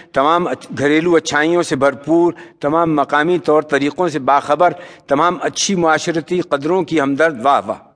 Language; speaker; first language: Urdu; native; Urdu